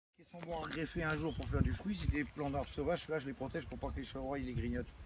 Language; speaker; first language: French; native; French